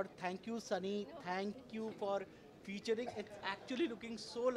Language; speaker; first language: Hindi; non-native, local second language; Bangla